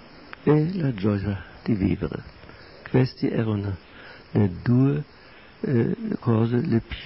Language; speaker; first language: Italian; non-native, fluent; German